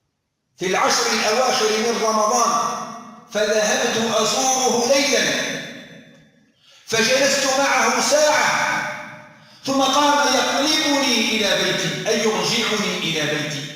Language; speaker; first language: Arabic; native; Arabic